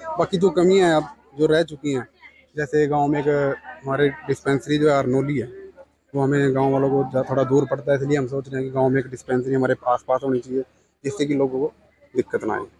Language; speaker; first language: Hindi; native; Hindi